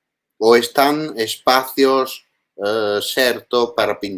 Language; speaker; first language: Spanish; non-native, learner; Italian